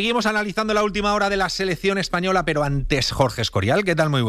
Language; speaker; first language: Spanish; native; Spanish